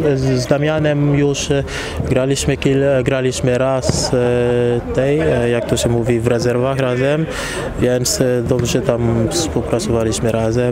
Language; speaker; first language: Polish; non-native, fluent; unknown